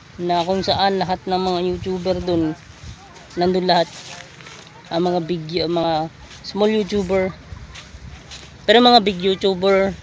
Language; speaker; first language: Filipino; non-native, local second language; Iloko